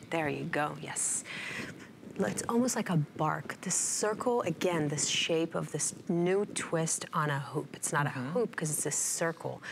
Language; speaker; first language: English; non-native, fluent; Hebrew